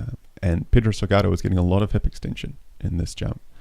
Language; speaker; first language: English; native; English